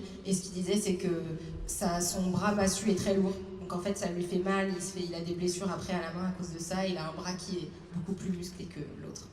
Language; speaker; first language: French; native; French